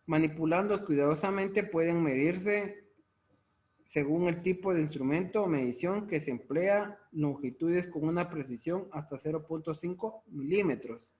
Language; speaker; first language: Spanish; native; Spanish